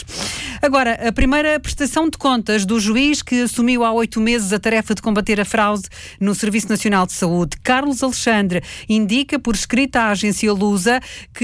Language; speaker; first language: Portuguese; native; Portuguese